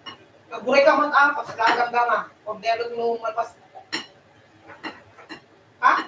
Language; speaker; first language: Filipino; native; Filipino